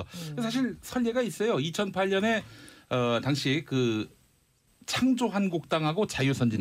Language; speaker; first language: Korean; native; Korean